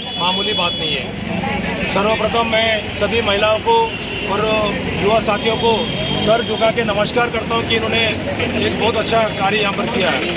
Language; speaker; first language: Hindi; non-native, local second language; Marathi